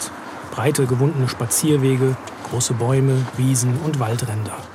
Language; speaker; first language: German; native; German